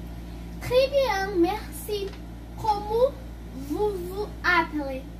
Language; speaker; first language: French; non-native, learner; Portuguese